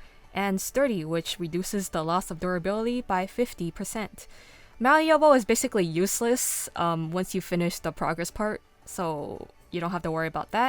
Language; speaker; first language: English; native; English